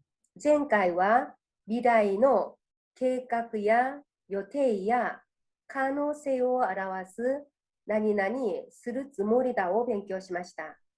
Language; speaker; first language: Japanese; non-native, fluent; Korean